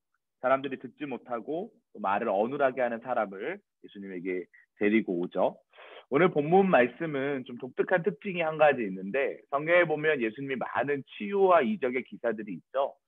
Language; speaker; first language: Korean; native; Korean